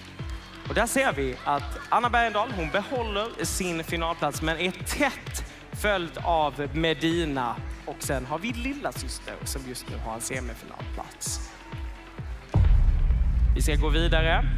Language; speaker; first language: Swedish; native; Swedish